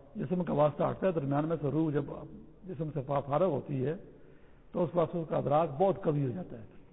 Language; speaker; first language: Urdu; non-native, local second language; Pashto